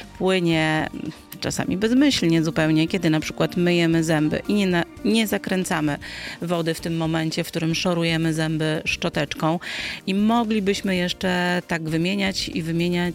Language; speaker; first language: Polish; native; Polish